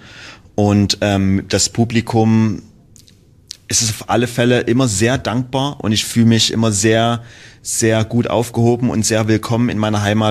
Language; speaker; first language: German; native; German